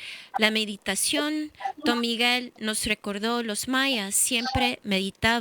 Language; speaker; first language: Spanish; early bilingual, heritage; English